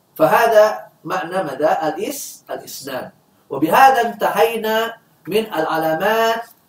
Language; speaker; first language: Arabic; non-native, fluent; Indonesian